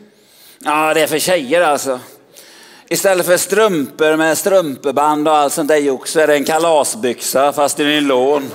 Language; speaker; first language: Swedish; native; Swedish